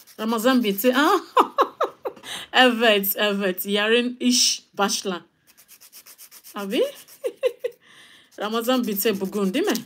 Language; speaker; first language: Turkish; non-native, learner; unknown